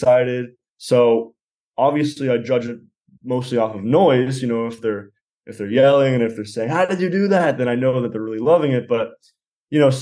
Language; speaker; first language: English; native; English